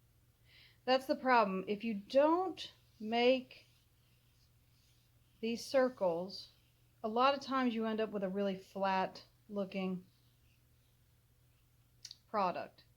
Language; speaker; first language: English; native; English